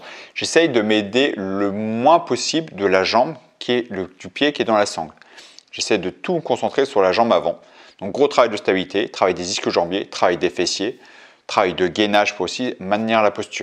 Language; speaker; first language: French; native; French